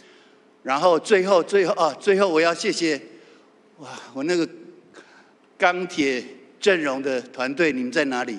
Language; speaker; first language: Chinese; native; Chinese